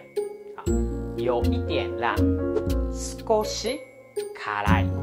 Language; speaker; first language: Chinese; non-native, fluent; Japanese